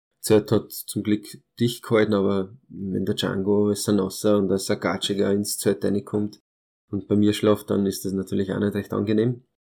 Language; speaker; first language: German; early bilingual, other home language; Hungarian